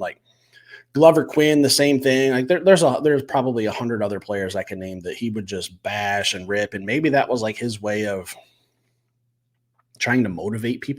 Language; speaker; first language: English; native; English